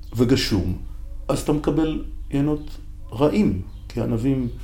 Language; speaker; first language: Hebrew; native; Hebrew